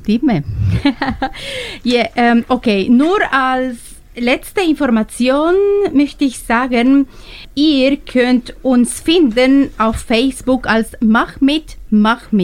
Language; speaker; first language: German; non-native, learner; Spanish